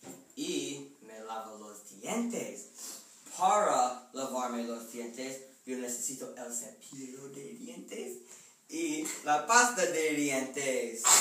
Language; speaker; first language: Spanish; non-native, learner; English